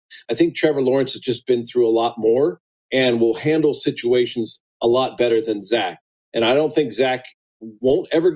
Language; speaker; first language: English; native; English